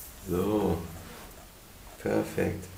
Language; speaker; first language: German; native; German